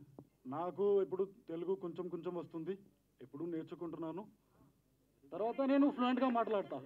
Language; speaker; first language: Telugu; non-native, learner; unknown